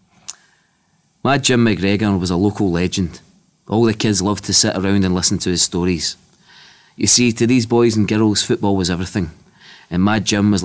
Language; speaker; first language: English; native; English